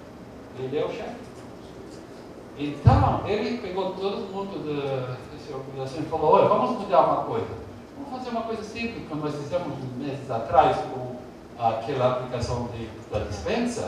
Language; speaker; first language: Portuguese; early bilingual, heritage; Portuguese